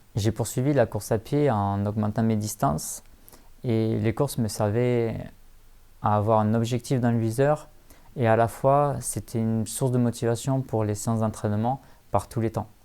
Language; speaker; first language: French; native; French